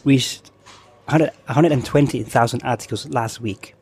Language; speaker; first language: English; non-native, fluent; Thai